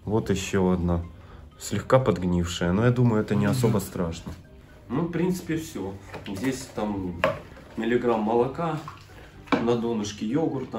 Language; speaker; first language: Russian; native; Russian